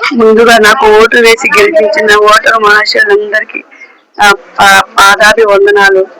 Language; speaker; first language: Telugu; non-native, local second language; Lambadi